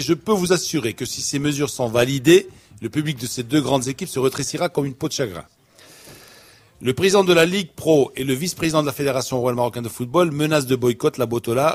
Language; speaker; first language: French; non-native, local second language; Arabic